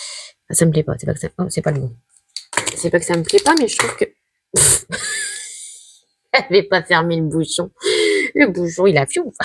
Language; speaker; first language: French; native; French